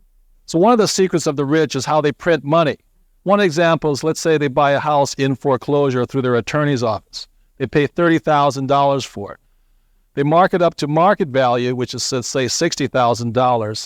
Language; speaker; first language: English; native; English